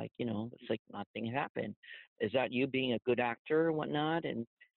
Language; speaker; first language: English; non-native, local second language; Filipino